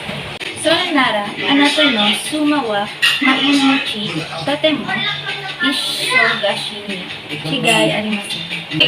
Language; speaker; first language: Japanese; non-native, learner; Filipino